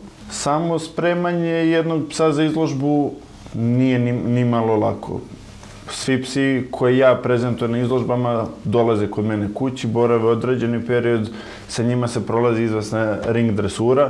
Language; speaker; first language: Serbian; native; Serbian